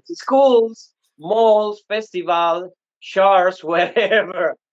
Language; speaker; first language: English; non-native, learner; Spanish